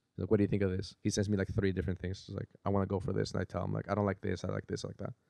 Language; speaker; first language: English; early bilingual, other home language; Spanish